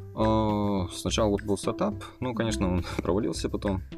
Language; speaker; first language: Russian; non-native, fluent; Kazakh